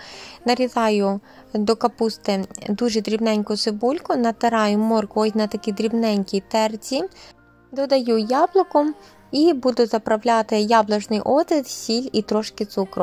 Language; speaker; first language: Ukrainian; native; Ukrainian